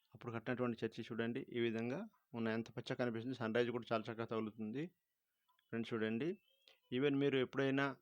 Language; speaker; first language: Telugu; non-native, local second language; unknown